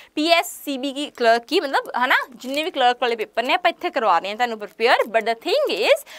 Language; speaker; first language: Hindi; non-native, local second language; Punjabi